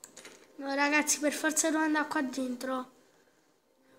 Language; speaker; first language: Italian; native; Italian